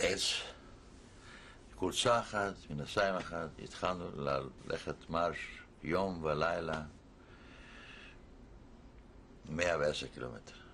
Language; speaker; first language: Hebrew; non-native, fluent; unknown